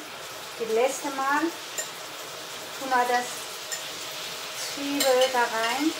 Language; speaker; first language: German; non-native, learner; Chinese